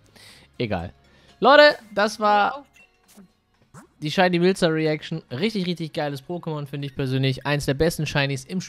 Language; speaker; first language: German; native; German